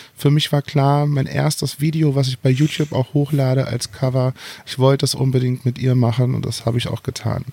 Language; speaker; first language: German; native; German